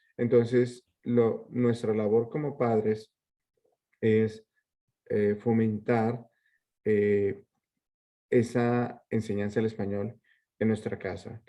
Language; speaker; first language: Spanish; early bilingual, heritage; Spanish